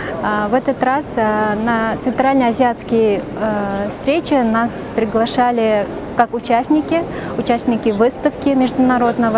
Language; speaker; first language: Russian; non-native, fluent; Uzbek